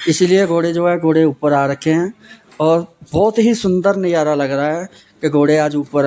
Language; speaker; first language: Hindi; non-native, local second language; Punjabi